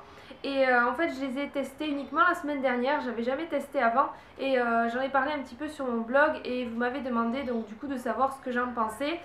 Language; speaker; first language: French; native; French